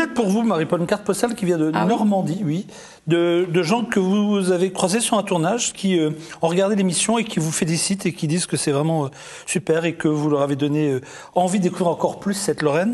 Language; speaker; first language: French; native; French